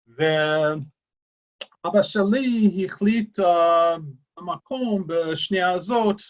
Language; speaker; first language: Hebrew; non-native, fluent; English